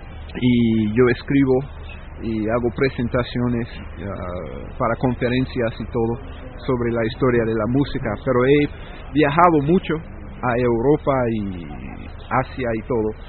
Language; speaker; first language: Spanish; non-native, fluent; English